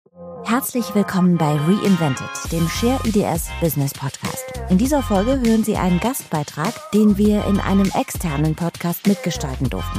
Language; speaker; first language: German; native; German